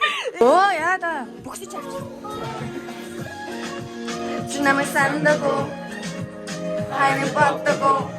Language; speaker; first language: Korean; non-native, learner; Mongolian